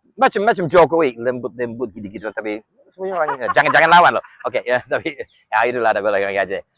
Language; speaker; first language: Indonesian; non-native, fluent; English